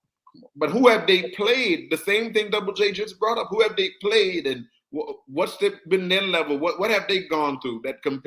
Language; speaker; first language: English; native; English